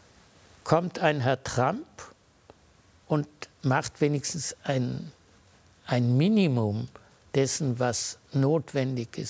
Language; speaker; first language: German; early bilingual, heritage; German